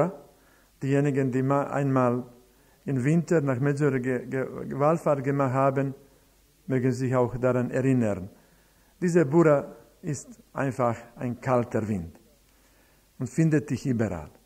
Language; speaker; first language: German; non-native, fluent; Croatian